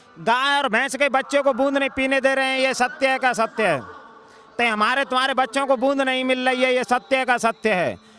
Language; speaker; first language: Hindi; native; Hindi